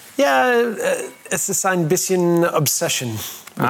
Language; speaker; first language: German; non-native, learner; English